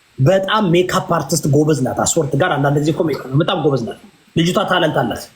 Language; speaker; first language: Amharic; early bilingual, heritage; Amharic